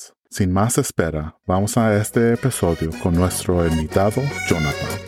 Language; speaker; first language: Spanish; early bilingual, heritage; English